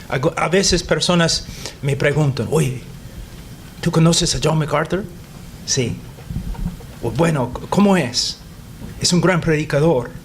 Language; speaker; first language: Spanish; non-native, fluent; English